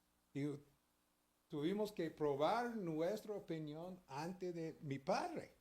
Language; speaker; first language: Spanish; early bilingual, heritage; Spanish